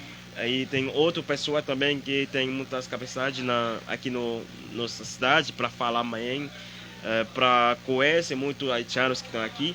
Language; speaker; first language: Portuguese; non-native, learner; Haitian Creole